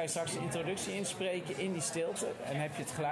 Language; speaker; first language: Dutch; native; Dutch